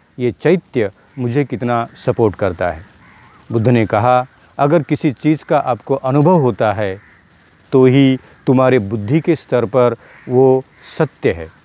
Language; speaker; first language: Hindi; non-native, local second language; Marathi